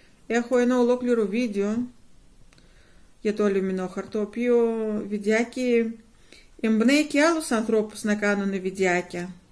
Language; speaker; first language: Greek; non-native, fluent; Russian